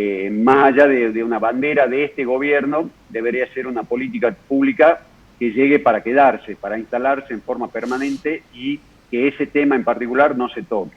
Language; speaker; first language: Spanish; native; Spanish